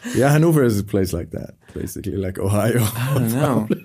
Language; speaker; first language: English; non-native, fluent; Persian